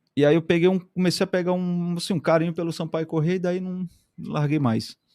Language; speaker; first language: Portuguese; native; Portuguese